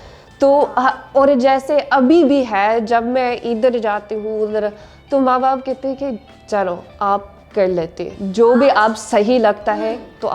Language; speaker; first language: Hindi; non-native, learner; English